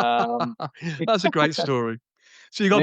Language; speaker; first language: English; native; English